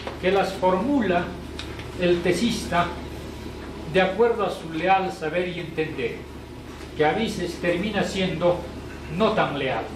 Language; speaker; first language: Spanish; native; Spanish